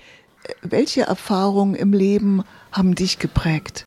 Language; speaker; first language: German; native; German